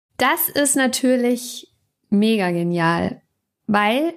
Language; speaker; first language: German; native; German